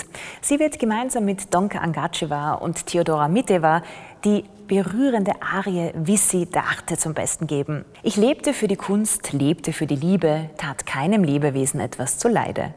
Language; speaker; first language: German; native; German